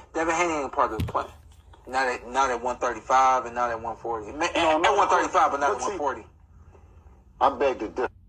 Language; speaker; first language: English; native; English